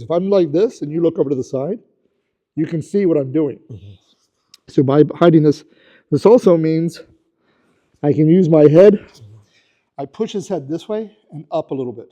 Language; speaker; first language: English; native; English